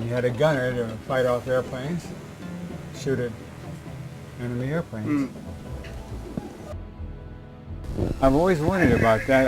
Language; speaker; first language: English; native; English